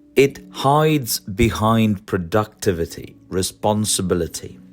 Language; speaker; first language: English; non-native, local second language; Malayalam